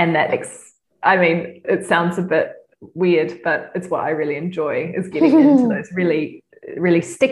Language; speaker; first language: English; native; English